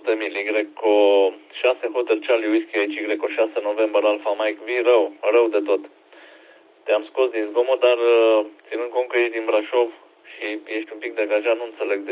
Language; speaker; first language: Romanian; native; Romanian